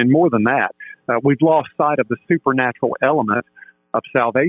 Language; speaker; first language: English; native; English